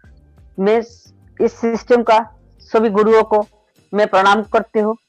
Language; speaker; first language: Hindi; non-native, local second language; Bangla